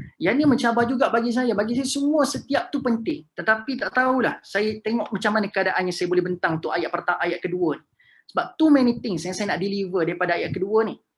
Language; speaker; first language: Malay; native; Malay